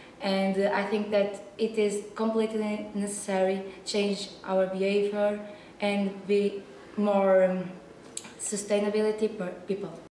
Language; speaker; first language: English; non-native, learner; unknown